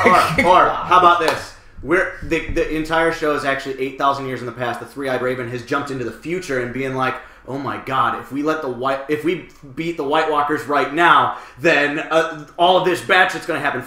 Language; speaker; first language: English; native; English